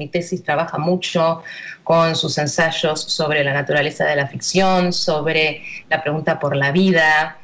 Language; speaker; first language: Spanish; native; Spanish